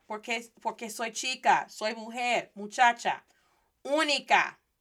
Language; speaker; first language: Spanish; non-native, fluent; English